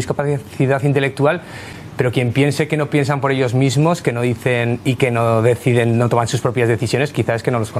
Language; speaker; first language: Spanish; native; Spanish